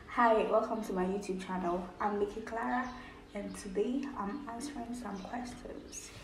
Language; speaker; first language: English; non-native, local second language; Akan